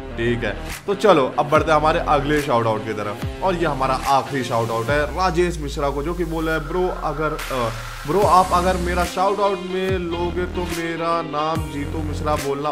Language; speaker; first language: Hindi; native; Hindi